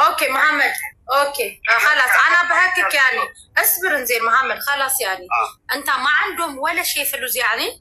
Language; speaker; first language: Arabic; non-native, learner; Amharic